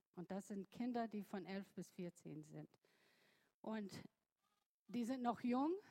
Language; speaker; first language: German; non-native, fluent; English